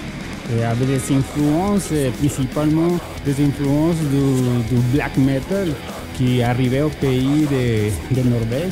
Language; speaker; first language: French; non-native, fluent; Spanish